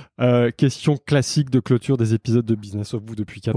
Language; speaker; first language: French; native; French